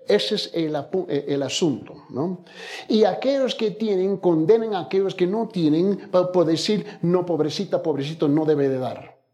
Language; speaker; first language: Spanish; early bilingual, heritage; Spanish